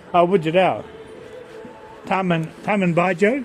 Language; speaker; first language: Chinese; non-native, learner; English